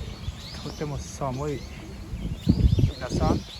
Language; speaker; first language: Japanese; non-native, learner; Sinhala